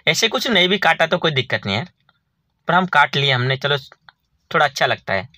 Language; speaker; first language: Hindi; non-native, local second language; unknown